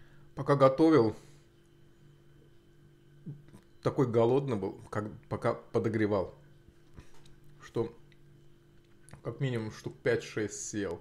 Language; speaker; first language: Russian; non-native, local second language; Azerbaijani